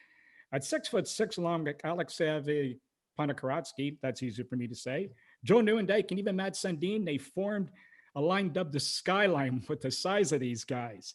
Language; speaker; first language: English; native; English